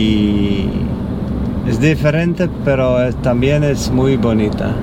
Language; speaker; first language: Spanish; non-native, learner; English